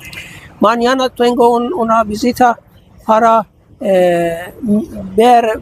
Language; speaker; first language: Spanish; non-native, fluent; Persian